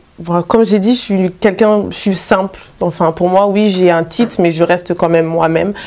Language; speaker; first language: French; native; French